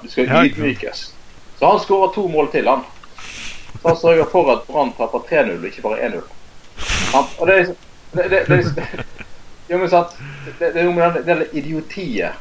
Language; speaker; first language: Norwegian; native; Norwegian